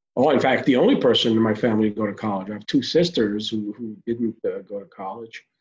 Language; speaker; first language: English; early bilingual, other home language; Hebrew